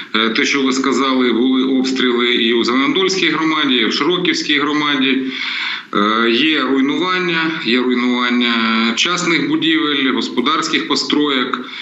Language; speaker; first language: Ukrainian; non-native, local second language; Russian